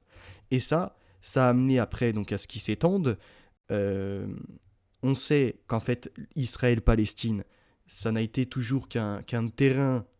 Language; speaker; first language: French; native; French